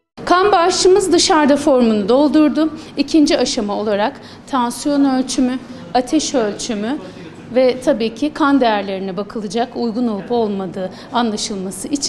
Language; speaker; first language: Turkish; native; Turkish